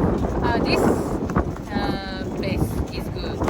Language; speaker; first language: English; non-native, learner; Japanese